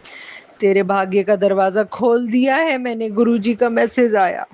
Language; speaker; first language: Hindi; native; Hindi